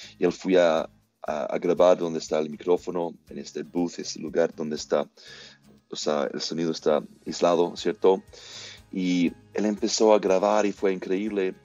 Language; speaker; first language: Spanish; non-native, fluent; English